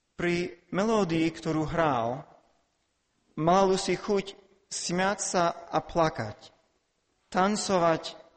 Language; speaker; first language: Slovak; non-native, fluent; English